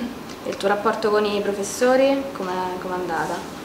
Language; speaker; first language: Italian; native; Italian